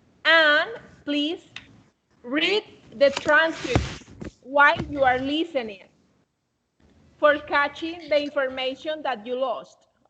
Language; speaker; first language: English; non-native, fluent; Spanish